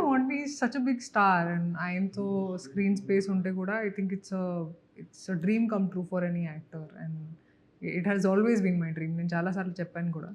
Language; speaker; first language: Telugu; non-native, fluent; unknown